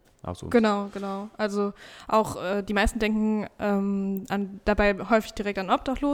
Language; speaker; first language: German; native; German